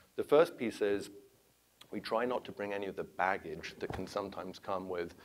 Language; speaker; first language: English; native; English